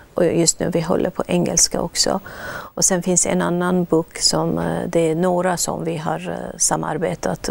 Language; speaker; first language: Swedish; non-native, fluent; Persian